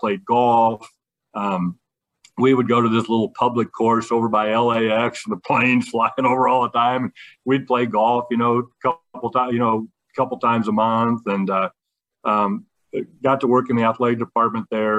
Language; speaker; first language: English; native; English